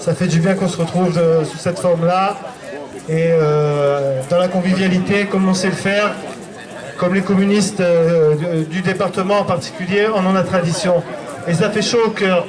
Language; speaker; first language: French; native; French